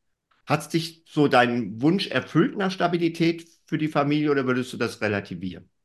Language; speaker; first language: German; native; German